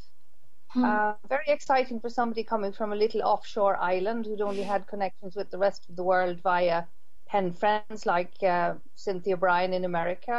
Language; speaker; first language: English; native; English